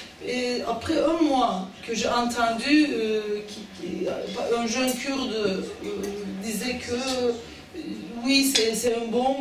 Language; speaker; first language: French; non-native, fluent; Turkish